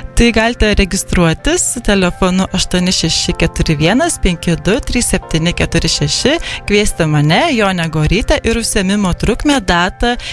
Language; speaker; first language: Lithuanian; native; Lithuanian